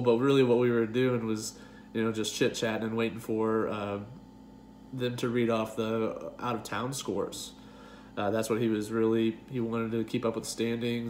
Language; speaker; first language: English; native; English